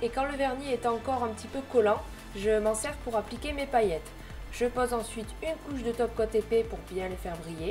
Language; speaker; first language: French; native; French